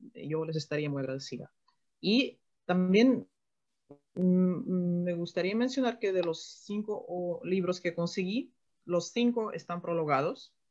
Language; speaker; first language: Spanish; non-native, fluent; Russian